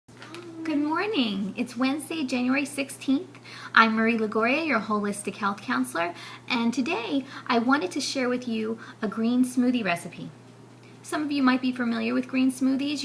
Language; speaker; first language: English; native; English